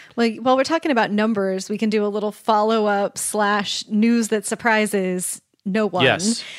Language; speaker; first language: English; native; English